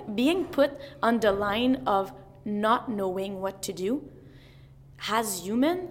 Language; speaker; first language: English; non-native, fluent; French